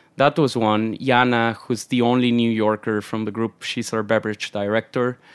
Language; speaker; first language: English; non-native, fluent; Spanish